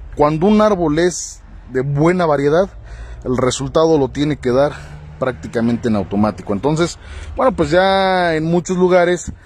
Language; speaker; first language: Spanish; native; Spanish